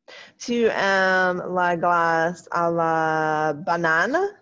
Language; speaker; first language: French; non-native, fluent; English